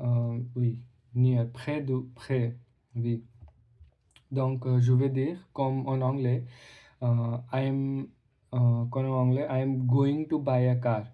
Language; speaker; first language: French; non-native, learner; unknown